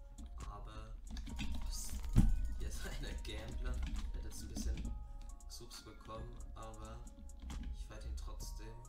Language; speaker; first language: German; native; German